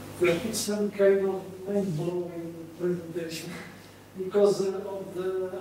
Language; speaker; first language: English; non-native, learner; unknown